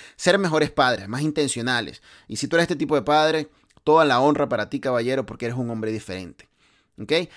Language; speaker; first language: Spanish; native; Spanish